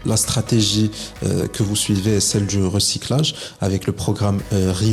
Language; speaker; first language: French; non-native, local second language; Arabic